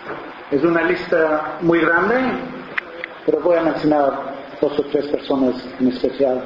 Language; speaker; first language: Spanish; non-native, fluent; English